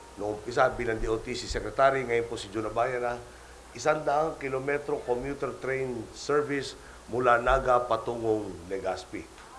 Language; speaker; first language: Filipino; native; Filipino